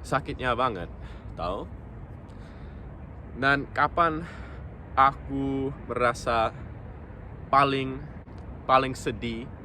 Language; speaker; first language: Indonesian; non-native, local second language; English